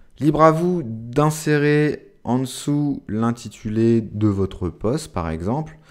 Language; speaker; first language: French; native; French